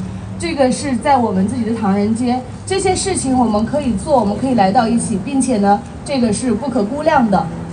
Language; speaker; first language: Chinese; native; Chinese